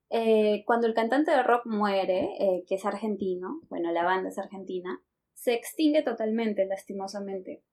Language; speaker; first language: Spanish; native; Spanish